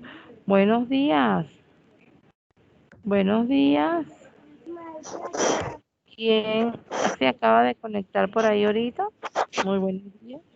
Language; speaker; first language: Spanish; native; Spanish